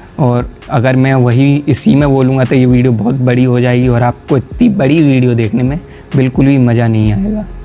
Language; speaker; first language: Hindi; native; Hindi